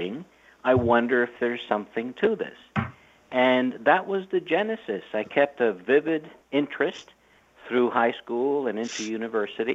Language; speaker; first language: English; native; English